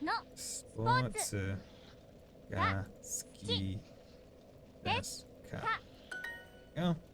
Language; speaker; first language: Japanese; non-native, learner; English